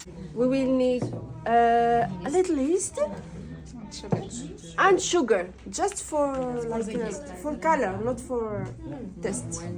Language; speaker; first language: English; non-native, fluent; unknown